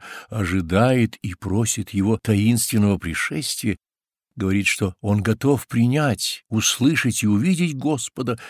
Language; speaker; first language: Russian; native; Russian